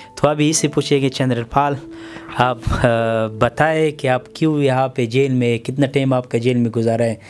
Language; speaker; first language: Hindi; non-native, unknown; Pashto